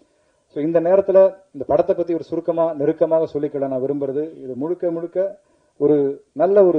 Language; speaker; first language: Tamil; native; Tamil